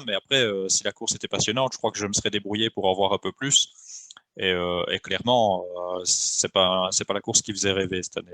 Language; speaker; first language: French; native; French